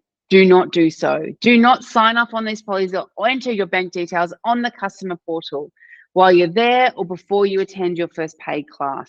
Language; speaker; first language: English; native; English